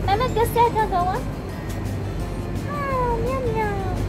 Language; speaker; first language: Turkish; non-native, fluent; Filipino